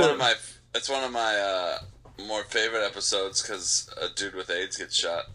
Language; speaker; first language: English; native; English